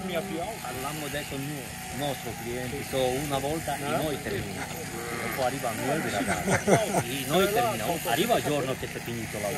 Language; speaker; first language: Italian; non-native, learner; Slovak